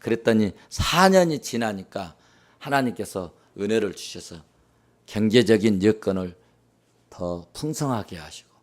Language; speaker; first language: Korean; native; Korean